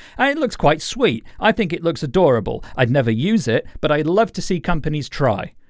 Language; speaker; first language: English; native; English